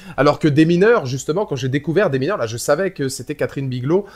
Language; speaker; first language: French; native; French